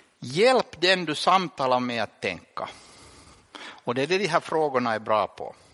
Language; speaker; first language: Swedish; native; Swedish